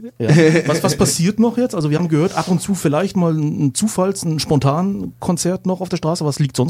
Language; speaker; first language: German; native; German